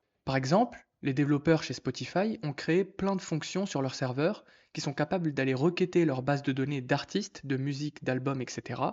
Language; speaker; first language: French; native; French